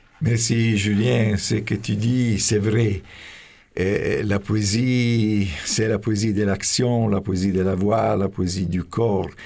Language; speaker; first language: French; non-native, fluent; Italian